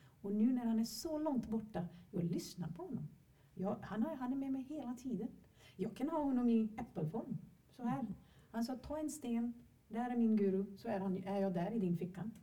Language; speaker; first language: Swedish; non-native, fluent; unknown